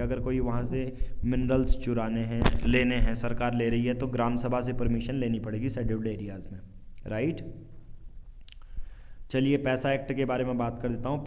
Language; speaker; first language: Hindi; native; Hindi